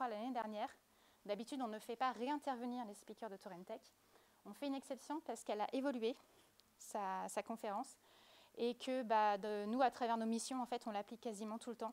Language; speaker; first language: French; native; French